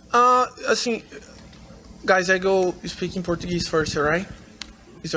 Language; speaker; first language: English; non-native, learner; Portuguese